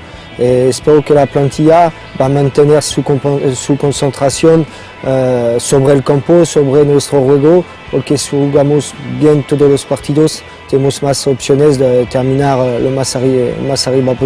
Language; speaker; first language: Spanish; non-native, fluent; French